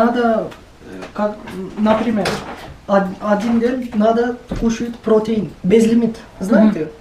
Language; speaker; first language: Russian; non-native, learner; Turkish